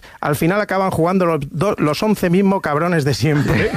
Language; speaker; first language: Spanish; native; Spanish